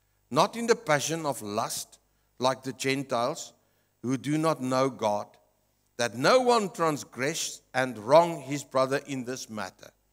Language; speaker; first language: English; non-native, local second language; Afrikaans